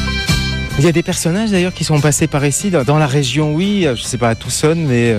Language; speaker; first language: French; native; French